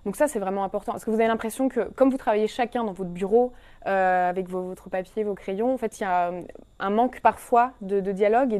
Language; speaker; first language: French; native; French